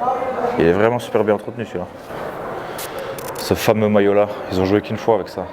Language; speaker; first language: French; native; French